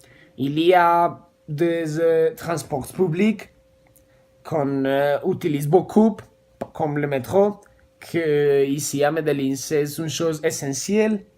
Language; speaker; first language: French; non-native, learner; Spanish